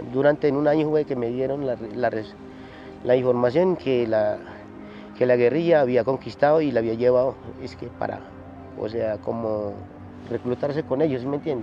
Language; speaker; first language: Spanish; non-native, local second language; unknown